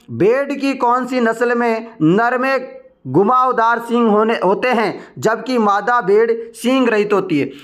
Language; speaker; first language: Hindi; native; Hindi